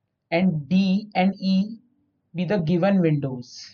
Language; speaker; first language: English; non-native, local second language; Hindi